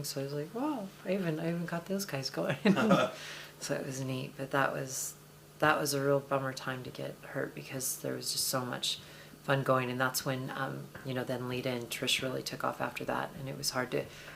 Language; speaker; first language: English; native; English